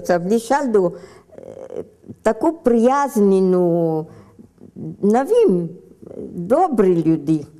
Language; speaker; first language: Slovenian; early bilingual, heritage; Slovenian